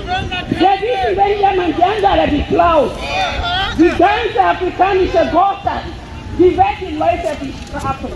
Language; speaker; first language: German; non-native, learner; Yoruba